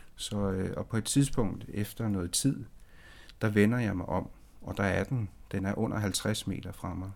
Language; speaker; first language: Danish; native; Danish